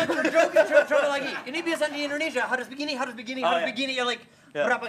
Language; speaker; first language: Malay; non-native, fluent; English